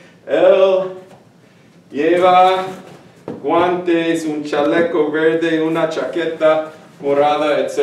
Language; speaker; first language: Spanish; non-native, fluent; English